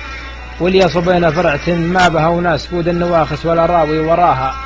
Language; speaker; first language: Arabic; native; Arabic